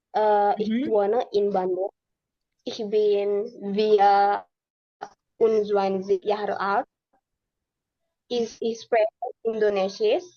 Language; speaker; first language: German; non-native, learner; Indonesian